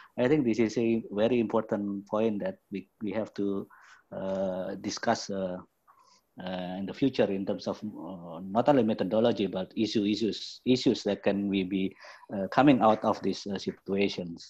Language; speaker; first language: English; non-native, fluent; Indonesian